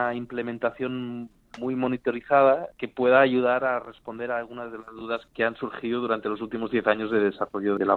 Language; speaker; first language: Spanish; native; Spanish